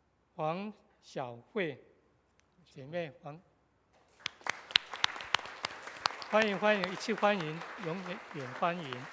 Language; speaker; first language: Chinese; native; Chinese